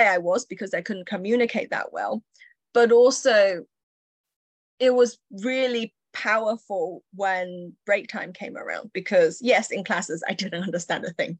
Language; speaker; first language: English; early bilingual, other home language; Chinese